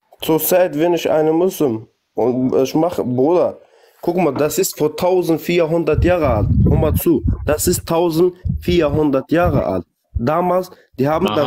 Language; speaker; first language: German; non-native, learner; Kurdish